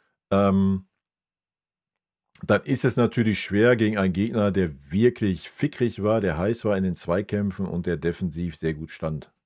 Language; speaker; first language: German; native; German